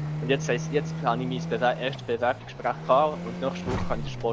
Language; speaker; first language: German; native; German